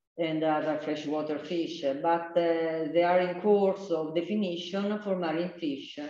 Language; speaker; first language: English; non-native, fluent; Italian